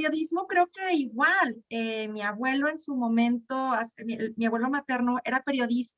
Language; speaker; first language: Spanish; native; Spanish